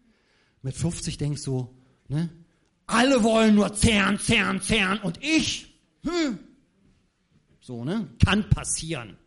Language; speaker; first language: German; native; German